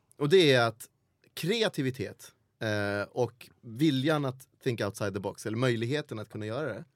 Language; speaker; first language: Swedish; early bilingual, other home language; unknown